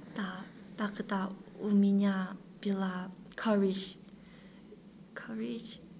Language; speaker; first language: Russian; non-native, learner; Korean